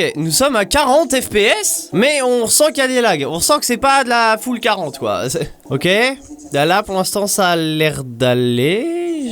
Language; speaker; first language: French; native; French